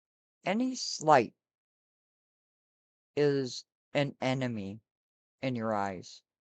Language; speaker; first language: English; native; English